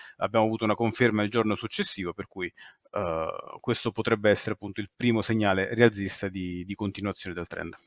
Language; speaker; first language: Italian; native; Italian